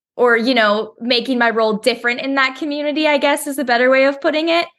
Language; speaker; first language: English; native; English